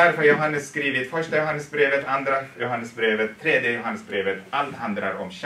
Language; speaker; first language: Swedish; non-native, fluent; Tigrinya